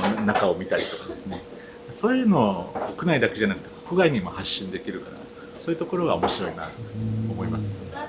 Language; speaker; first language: Japanese; native; Japanese